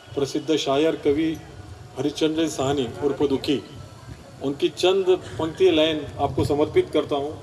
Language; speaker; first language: Hindi; non-native, local second language; Marathi